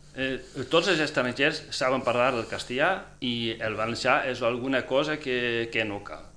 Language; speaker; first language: Catalan; non-native, fluent; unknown